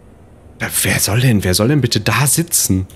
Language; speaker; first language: German; native; German